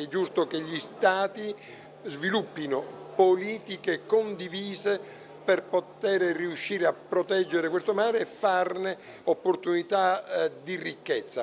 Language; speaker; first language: Italian; native; Italian